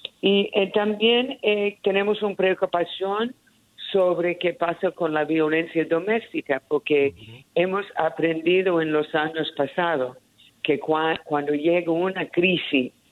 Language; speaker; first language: Spanish; early bilingual, heritage; Spanish